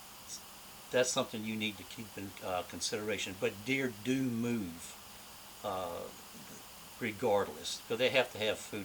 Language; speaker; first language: English; native; English